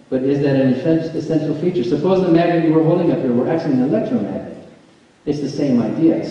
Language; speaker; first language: English; native; English